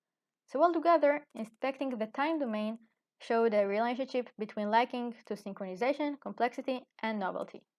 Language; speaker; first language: English; non-native, fluent; Hebrew